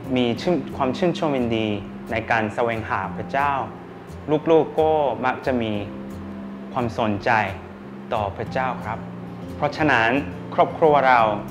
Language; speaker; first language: Thai; non-native, fluent; Korean